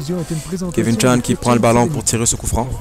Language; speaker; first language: French; native; French